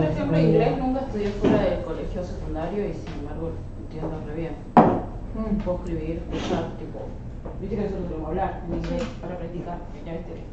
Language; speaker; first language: Spanish; native; Spanish